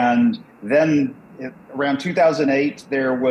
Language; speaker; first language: English; native; English